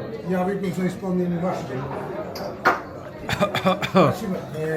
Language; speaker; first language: Russian; non-native, fluent; Georgian